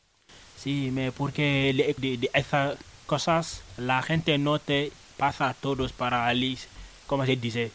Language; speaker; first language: Spanish; non-native, learner; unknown